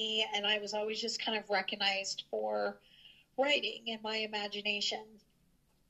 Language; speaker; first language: English; native; English